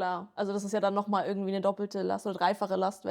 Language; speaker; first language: German; native; German